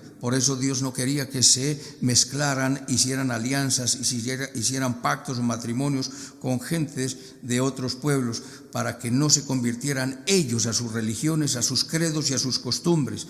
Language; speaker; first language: Spanish; native; Spanish